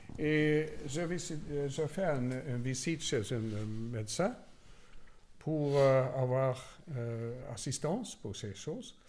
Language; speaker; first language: French; non-native, learner; Swedish